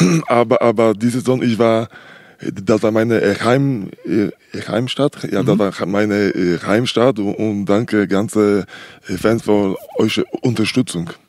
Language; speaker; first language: German; non-native, learner; Polish